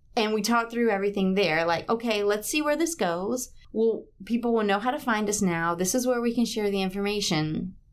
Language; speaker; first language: English; native; English